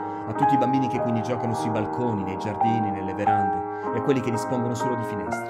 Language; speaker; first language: Italian; native; Italian